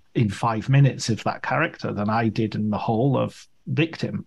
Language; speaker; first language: English; native; English